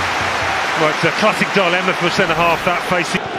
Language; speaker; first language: English; native; English